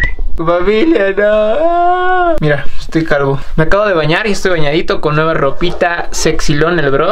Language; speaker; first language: Spanish; native; Spanish